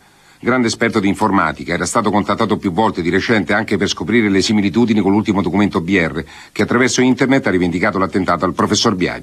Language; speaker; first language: Italian; native; Italian